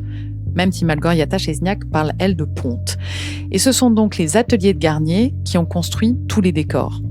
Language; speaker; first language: French; native; French